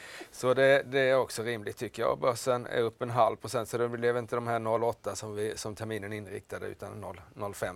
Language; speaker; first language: Swedish; native; Swedish